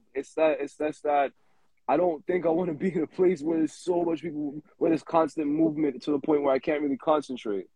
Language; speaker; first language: English; native; English